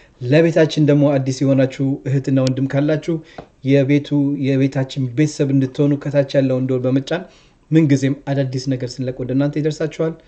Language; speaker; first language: Amharic; early bilingual, heritage; Amharic